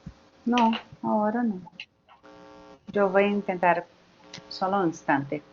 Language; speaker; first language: Spanish; non-native, learner; Portuguese